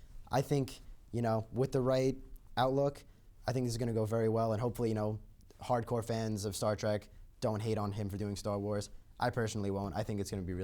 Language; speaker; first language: English; native; English